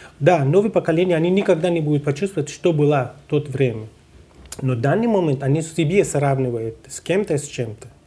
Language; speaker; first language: Russian; non-native, fluent; Persian